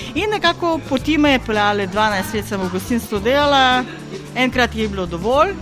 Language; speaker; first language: Slovenian; non-native, fluent; Ukrainian